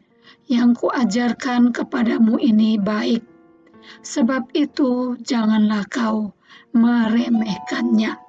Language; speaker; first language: Indonesian; native; Indonesian